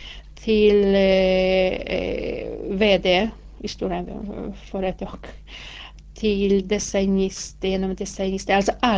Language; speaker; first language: Swedish; non-native, fluent; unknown